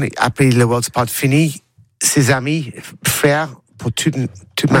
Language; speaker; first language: French; non-native, learner; English